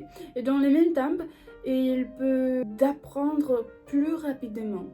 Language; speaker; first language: French; non-native, learner; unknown